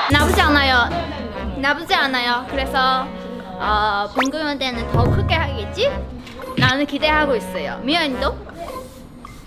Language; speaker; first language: Korean; non-native, fluent; Chinese